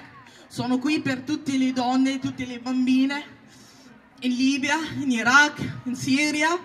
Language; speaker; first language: Italian; non-native, fluent; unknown